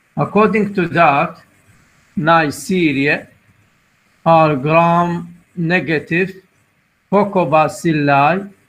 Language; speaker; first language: English; non-native, fluent; Arabic